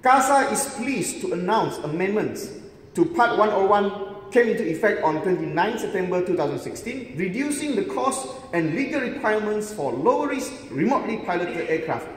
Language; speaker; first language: English; non-native, local second language; Malay